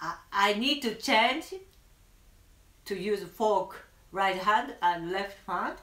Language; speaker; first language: English; non-native, learner; Japanese